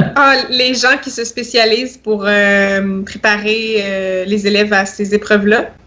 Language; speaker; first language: French; native; French